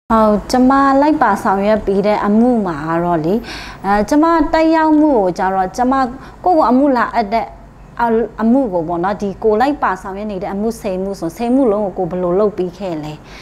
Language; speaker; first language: Burmese; non-native, local second language; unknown